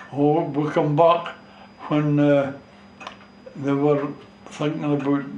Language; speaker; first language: English; native; English